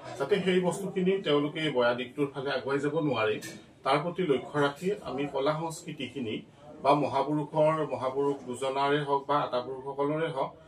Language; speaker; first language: Assamese; native; Assamese